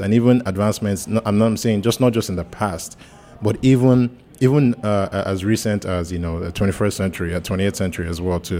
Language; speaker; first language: English; non-native, local second language; Yoruba